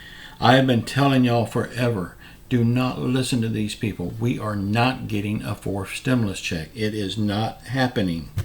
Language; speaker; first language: English; native; English